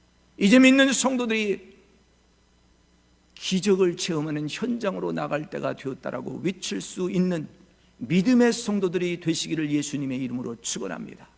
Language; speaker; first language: Korean; native; Korean